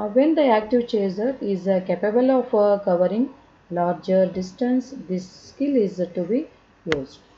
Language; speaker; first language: English; non-native, local second language; Kannada